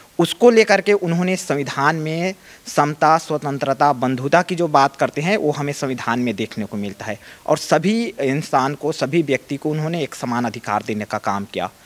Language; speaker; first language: Hindi; native; Hindi